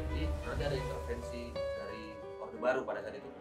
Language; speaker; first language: Indonesian; native; Indonesian